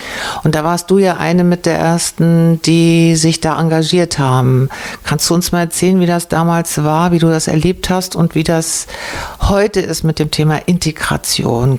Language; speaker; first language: German; native; German